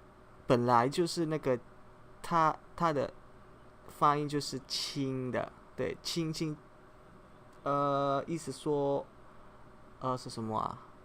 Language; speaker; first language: Chinese; non-native, fluent; Indonesian